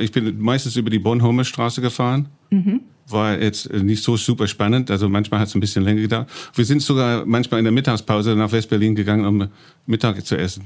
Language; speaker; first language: German; non-native, fluent; English